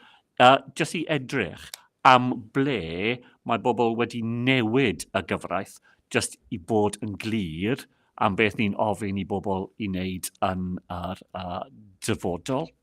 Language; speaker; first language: Welsh; non-native, local second language; English